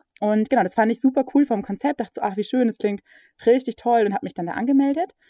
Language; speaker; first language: German; early bilingual, other home language; English